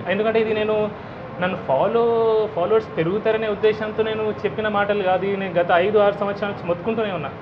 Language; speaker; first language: Telugu; non-native, local second language; Hindi